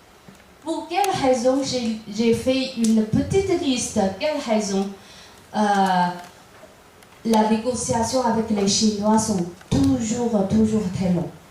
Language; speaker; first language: French; non-native, fluent; Chinese